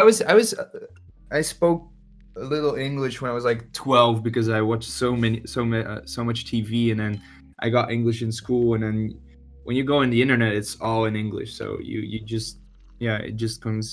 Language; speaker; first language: English; non-native, fluent; Dutch